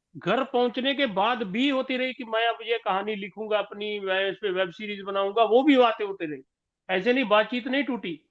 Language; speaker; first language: Hindi; non-native, local second language; Punjabi